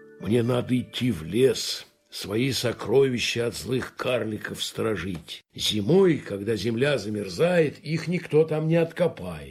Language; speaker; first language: Russian; native; Russian